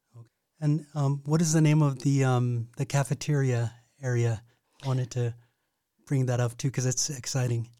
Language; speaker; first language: English; native; English